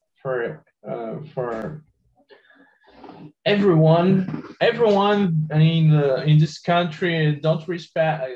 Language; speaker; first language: English; non-native, learner; Portuguese